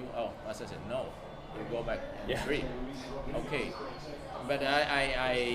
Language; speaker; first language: English; non-native, learner; Japanese